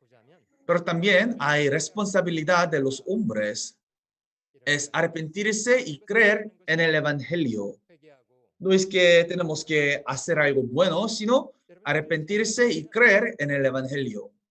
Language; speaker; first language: Spanish; non-native, fluent; Korean